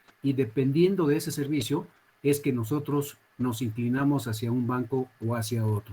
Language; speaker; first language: Spanish; native; Spanish